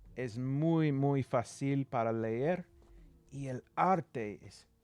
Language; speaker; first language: Spanish; non-native, learner; English